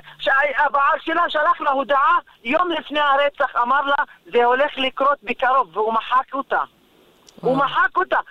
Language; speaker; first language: Hebrew; non-native, local second language; Arabic